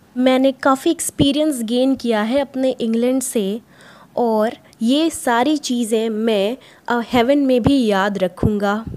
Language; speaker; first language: Hindi; native; Hindi